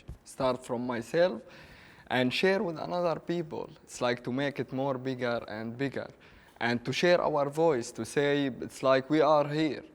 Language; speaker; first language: English; non-native, learner; Arabic